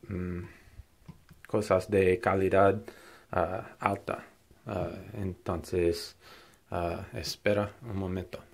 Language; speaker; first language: Spanish; non-native, learner; English